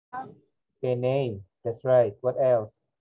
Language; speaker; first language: English; non-native, fluent; Indonesian